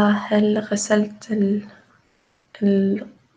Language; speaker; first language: Arabic; non-native, learner; English